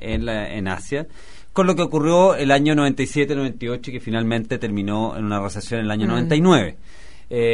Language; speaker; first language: Spanish; native; Spanish